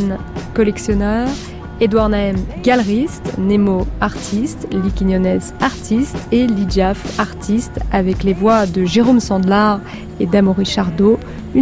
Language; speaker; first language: French; native; French